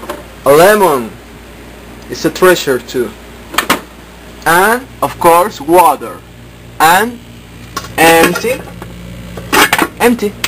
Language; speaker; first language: English; non-native, learner; Spanish